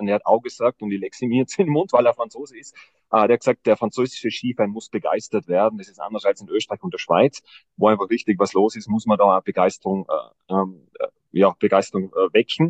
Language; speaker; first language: German; native; German